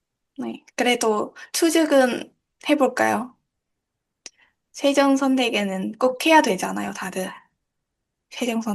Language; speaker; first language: Korean; non-native, learner; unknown